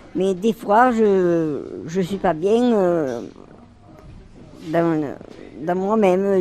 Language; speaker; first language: French; native; French